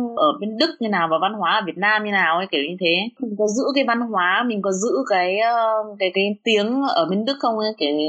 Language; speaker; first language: Vietnamese; early bilingual, other home language; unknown